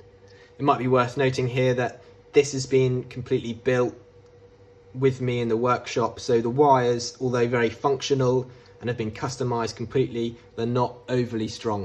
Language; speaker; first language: English; native; English